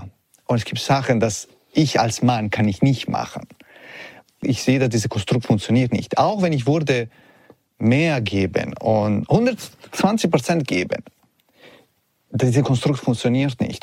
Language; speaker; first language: German; non-native, learner; Italian